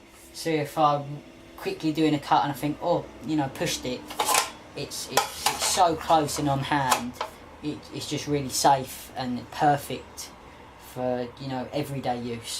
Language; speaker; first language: English; native; English